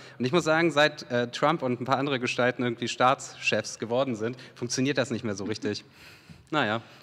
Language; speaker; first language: German; early bilingual, other home language; Serbian